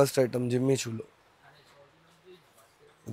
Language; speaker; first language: Telugu; non-native, local second language; Hindi